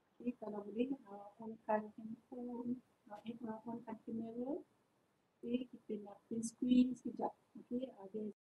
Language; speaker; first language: Malay; native; Malay